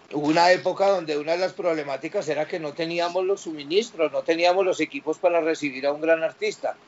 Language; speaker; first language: Spanish; native; Spanish